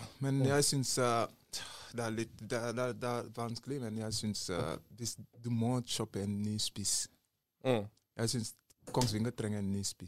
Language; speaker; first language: Norwegian; non-native, learner; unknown